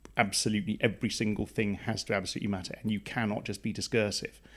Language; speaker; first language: English; native; English